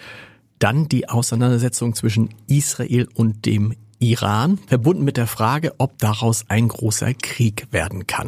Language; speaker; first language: German; native; German